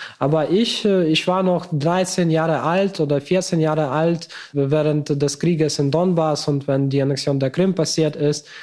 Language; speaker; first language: German; non-native, fluent; Ukrainian